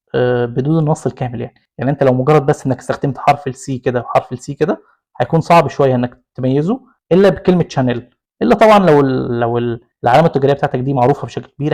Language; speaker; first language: Arabic; native; Arabic